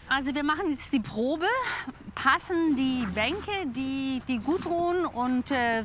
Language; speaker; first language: German; native; German